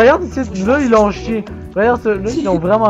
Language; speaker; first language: French; native; French